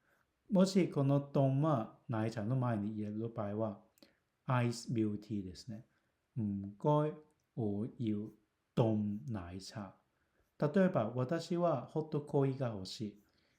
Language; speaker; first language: Japanese; non-native, fluent; Cantonese